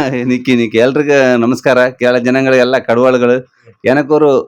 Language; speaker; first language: Malayalam; non-native, learner; Kannada